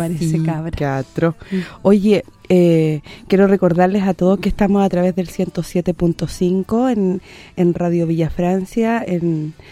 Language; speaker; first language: Spanish; native; Spanish